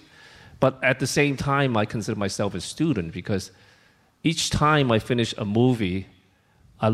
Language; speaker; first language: English; non-native, local second language; Cantonese